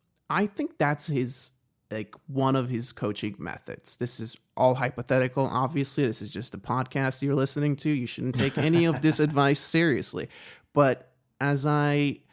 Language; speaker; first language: English; native; English